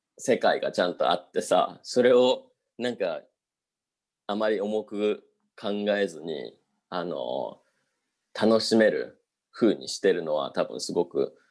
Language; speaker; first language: Japanese; native; Japanese